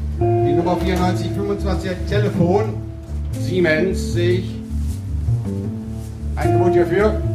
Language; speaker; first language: German; native; German